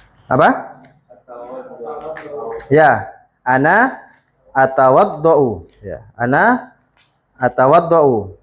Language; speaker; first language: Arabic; non-native, fluent; Indonesian